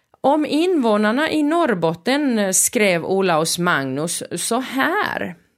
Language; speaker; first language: Swedish; non-native, local second language; Finnish